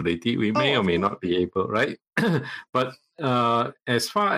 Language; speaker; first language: English; non-native, local second language; Cantonese